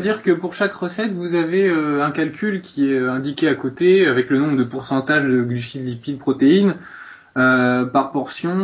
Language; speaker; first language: French; native; French